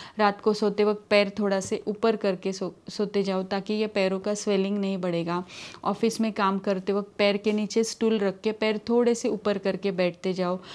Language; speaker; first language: Hindi; non-native, local second language; Marathi